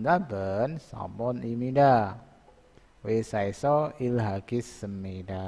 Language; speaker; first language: Korean; non-native, fluent; Indonesian